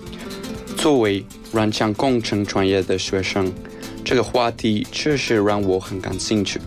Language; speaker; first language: Chinese; non-native, fluent; Spanish